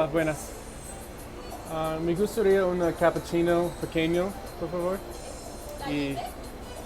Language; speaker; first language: Spanish; non-native, learner; English